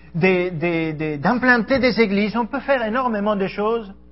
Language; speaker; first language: French; non-native, fluent; Spanish